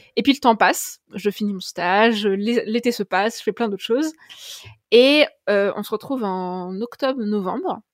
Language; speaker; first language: French; native; French